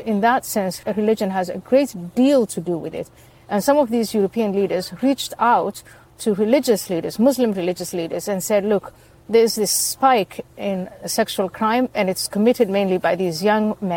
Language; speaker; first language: English; non-native, fluent; Somali